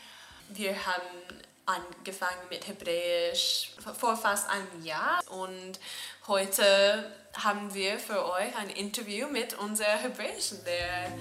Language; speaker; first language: German; non-native, fluent; English